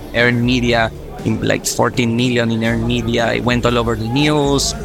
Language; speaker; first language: English; non-native, fluent; Spanish